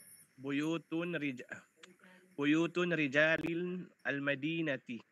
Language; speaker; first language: Arabic; non-native, learner; Filipino